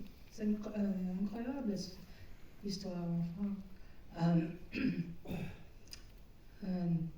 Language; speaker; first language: French; non-native, learner; English